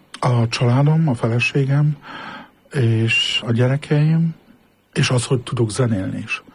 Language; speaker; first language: Hungarian; early bilingual, heritage; Hungarian